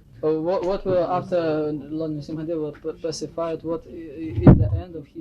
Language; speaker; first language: English; non-native, fluent; Russian